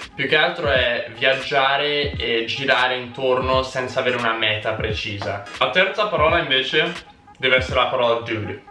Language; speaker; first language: Italian; early bilingual, heritage; Italian